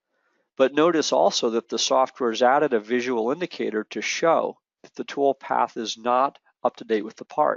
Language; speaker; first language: English; native; English